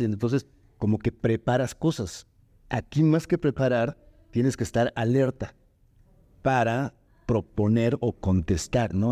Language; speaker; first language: Spanish; native; Spanish